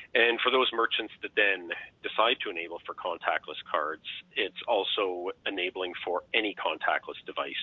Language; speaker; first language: English; native; English